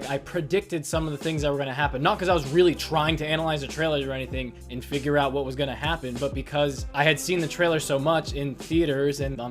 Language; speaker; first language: English; native; English